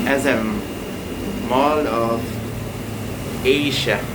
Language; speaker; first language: English; non-native, local second language; Filipino